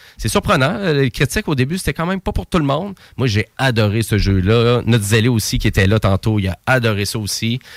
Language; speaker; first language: French; native; French